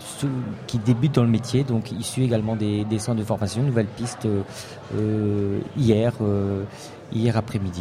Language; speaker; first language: French; native; French